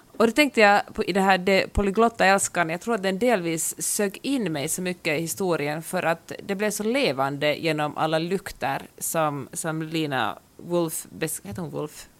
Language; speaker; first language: Swedish; native; Swedish